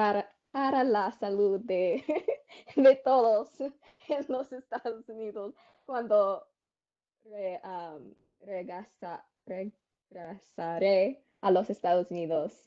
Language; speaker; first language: Spanish; non-native, learner; English